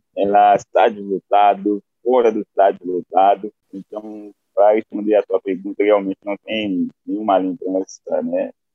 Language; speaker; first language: Portuguese; non-native, fluent; Haitian Creole